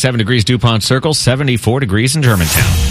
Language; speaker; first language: English; native; English